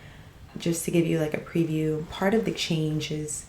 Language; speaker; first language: English; native; English